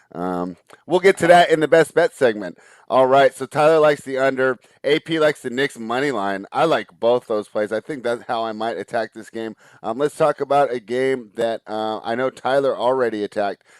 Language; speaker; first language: English; native; English